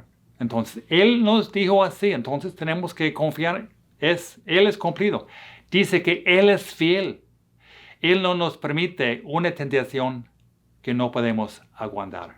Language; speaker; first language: Spanish; non-native, fluent; English